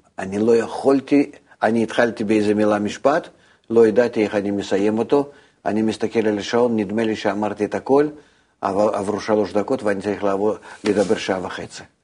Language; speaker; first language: Hebrew; non-native, fluent; Russian